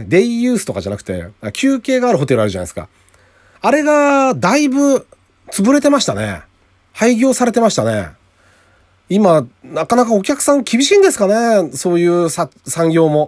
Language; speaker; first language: Japanese; native; Japanese